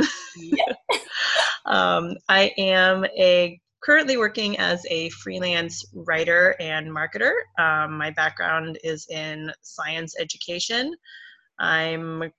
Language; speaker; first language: English; native; English